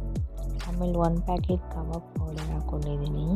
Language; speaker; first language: Kannada; native; Kannada